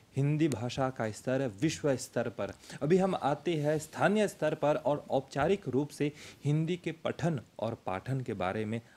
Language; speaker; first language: Hindi; early bilingual, heritage; Hindi